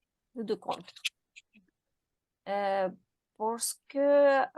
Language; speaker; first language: French; non-native, learner; Ukrainian